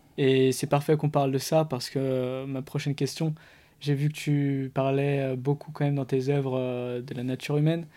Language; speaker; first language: French; native; French